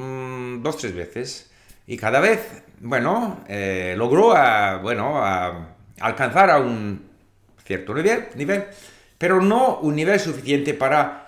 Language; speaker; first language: Spanish; non-native, fluent; English